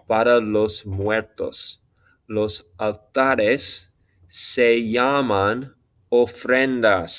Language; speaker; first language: Spanish; non-native, fluent; English